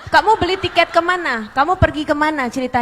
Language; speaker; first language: Indonesian; native; Indonesian